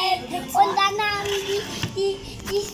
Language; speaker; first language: German; non-native, learner; Cebuano